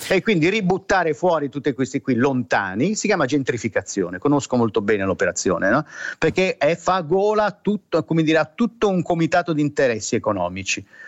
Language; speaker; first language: Italian; native; Italian